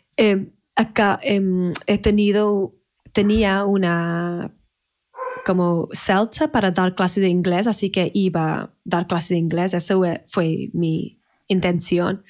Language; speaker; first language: Spanish; non-native, fluent; English